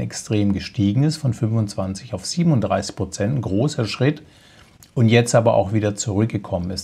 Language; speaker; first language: German; native; German